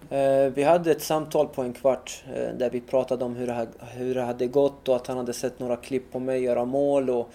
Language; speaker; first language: Swedish; early bilingual, other home language; Arabic